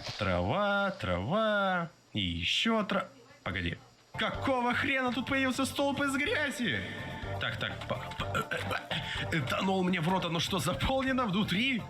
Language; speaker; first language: Russian; native; Russian